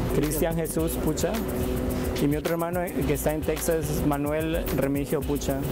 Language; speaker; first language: Spanish; native; Spanish